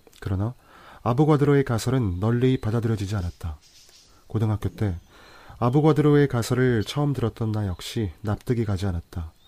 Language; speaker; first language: Korean; native; Korean